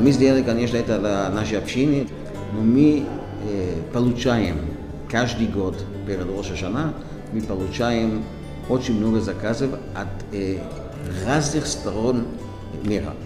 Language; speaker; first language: Russian; non-native, fluent; Hebrew